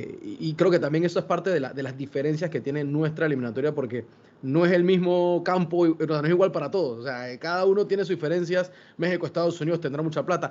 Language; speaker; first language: Spanish; native; Spanish